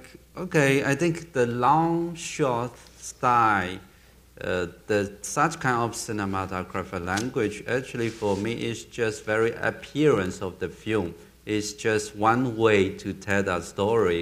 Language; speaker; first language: English; non-native, learner; Chinese